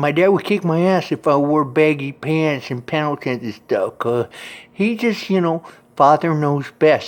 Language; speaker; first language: English; native; English